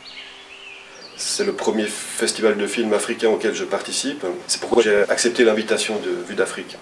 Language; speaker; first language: French; native; French